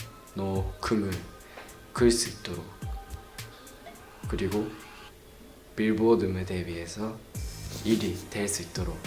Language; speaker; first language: Korean; non-native, learner; Japanese